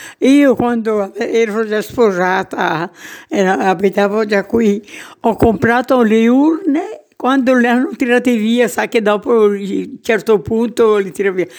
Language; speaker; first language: Italian; native; Italian